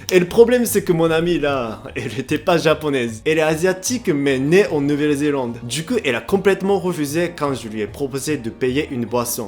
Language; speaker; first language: French; non-native, fluent; Japanese